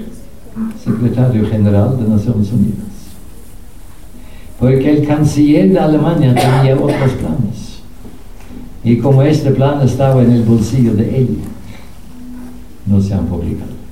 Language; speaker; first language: Spanish; non-native, fluent; Norwegian